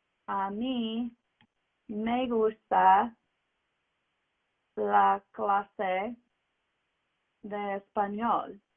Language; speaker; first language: Spanish; non-native, fluent; English